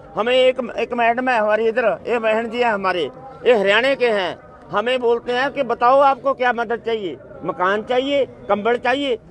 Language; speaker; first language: Hindi; non-native, local second language; Punjabi